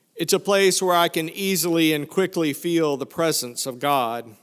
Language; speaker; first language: English; native; English